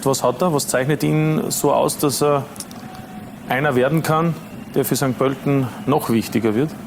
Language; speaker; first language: German; native; German